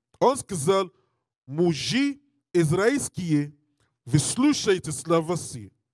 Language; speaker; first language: Russian; non-native, learner; English